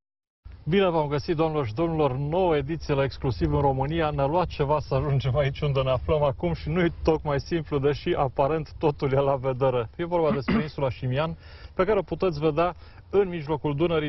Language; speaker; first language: Romanian; native; Romanian